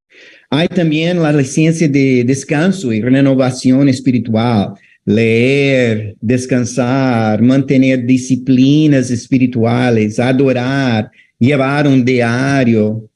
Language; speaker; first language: Spanish; non-native, fluent; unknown